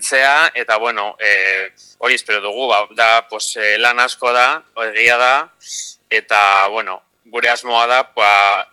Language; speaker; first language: Basque; non-native, local second language; Spanish